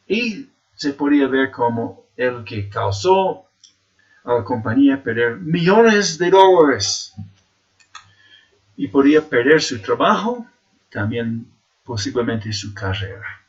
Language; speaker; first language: Spanish; non-native, fluent; English